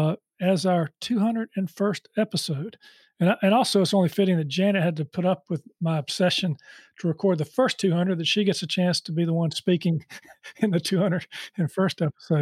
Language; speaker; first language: English; native; English